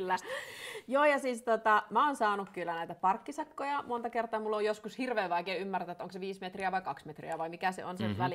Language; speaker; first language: Finnish; native; Finnish